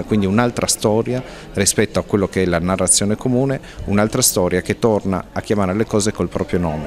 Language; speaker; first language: Italian; native; Italian